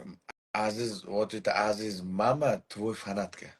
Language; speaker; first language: Russian; non-native, learner; Uzbek